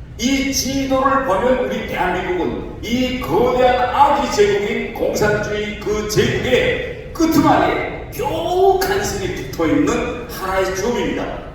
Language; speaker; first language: Korean; native; Korean